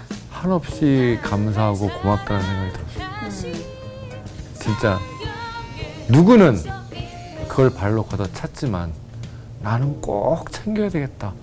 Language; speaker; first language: Korean; native; Korean